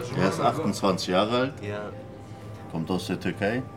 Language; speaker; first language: German; early bilingual, other home language; Turkish